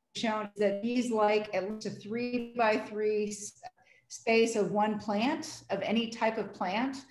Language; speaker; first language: English; native; English